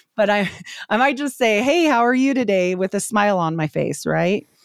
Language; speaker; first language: English; native; English